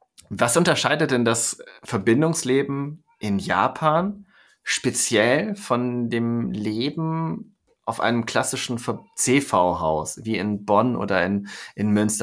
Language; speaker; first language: German; native; German